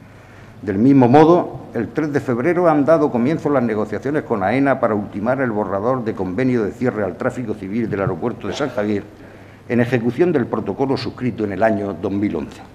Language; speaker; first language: Spanish; native; Spanish